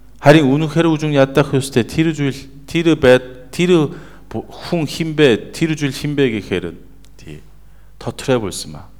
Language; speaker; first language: Mongolian; non-native, fluent; Korean